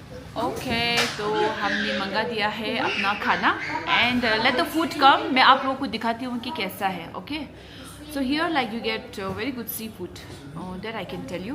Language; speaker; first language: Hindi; non-native, local second language; Tibetan